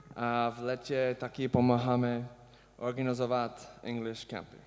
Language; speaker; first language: Czech; non-native, learner; English